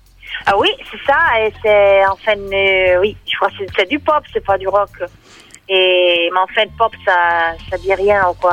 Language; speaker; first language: French; non-native, learner; Italian